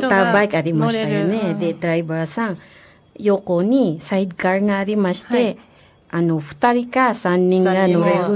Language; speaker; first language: Japanese; non-native, fluent; Filipino